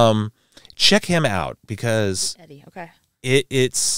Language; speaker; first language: English; native; English